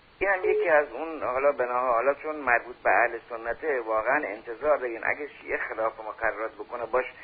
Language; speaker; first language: Persian; native; Persian